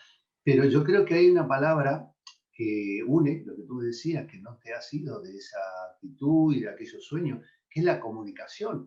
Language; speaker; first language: Spanish; native; Spanish